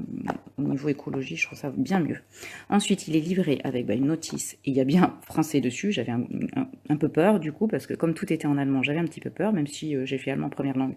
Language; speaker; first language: French; native; French